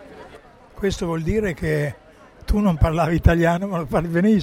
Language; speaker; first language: Italian; native; Italian